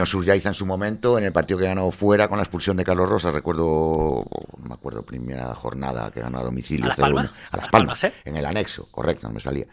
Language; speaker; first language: Spanish; native; Spanish